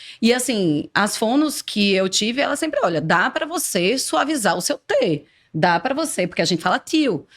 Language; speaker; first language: Portuguese; native; Portuguese